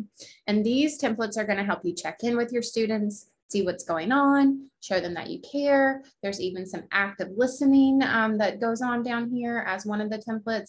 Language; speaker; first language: English; native; English